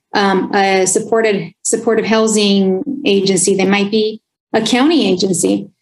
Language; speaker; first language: English; early bilingual, other home language; Spanish